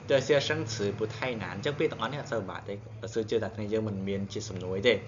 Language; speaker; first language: Chinese; non-native, fluent; Khmer